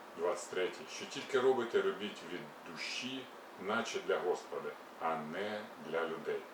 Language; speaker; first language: Ukrainian; native; Ukrainian